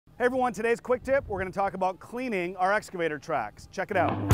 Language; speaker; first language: English; native; English